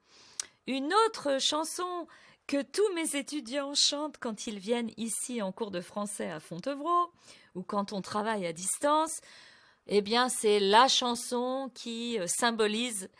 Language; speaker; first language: French; native; French